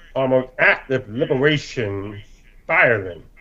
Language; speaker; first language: English; native; English